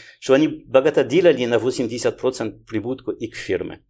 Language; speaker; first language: Ukrainian; non-native, learner; French